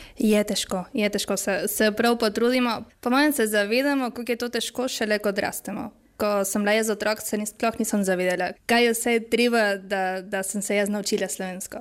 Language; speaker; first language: Slovenian; early bilingual, heritage; Slovenian